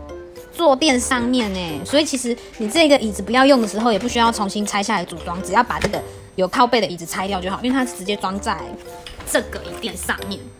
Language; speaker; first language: Chinese; native; Chinese